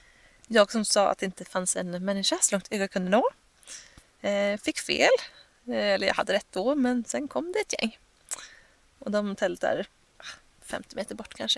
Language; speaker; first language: Swedish; native; Swedish